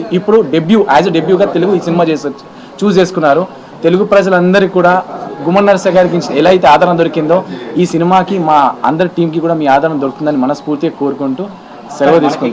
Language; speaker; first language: Telugu; native; Telugu